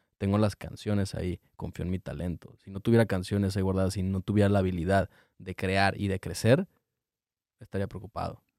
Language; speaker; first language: Spanish; native; Spanish